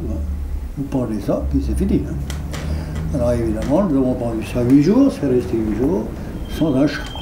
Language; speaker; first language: French; native; French